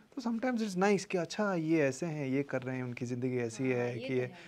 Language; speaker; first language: Hindi; non-native, local second language; Kodava